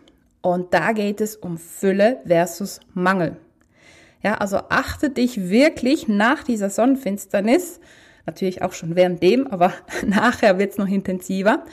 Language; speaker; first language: German; native; German